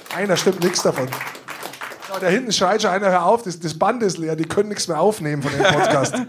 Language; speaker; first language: German; native; German